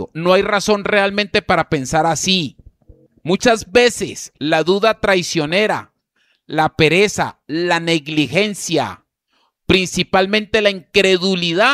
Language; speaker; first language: Spanish; native; Spanish